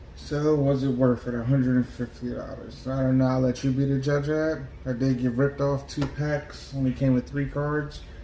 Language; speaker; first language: English; native; English